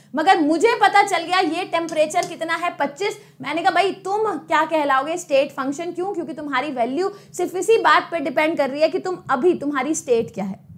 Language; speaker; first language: Hindi; native; Hindi